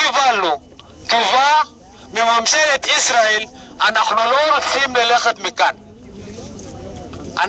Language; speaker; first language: Hebrew; non-native, fluent; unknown